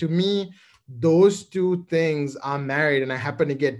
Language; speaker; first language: English; non-native, local second language; Sinhala